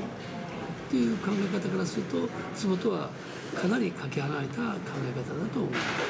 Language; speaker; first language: Japanese; early bilingual, other home language; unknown